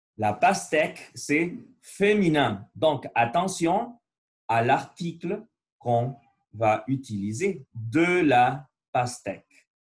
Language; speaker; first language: French; non-native, learner; Spanish